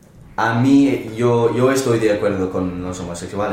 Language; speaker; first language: Spanish; non-native, learner; English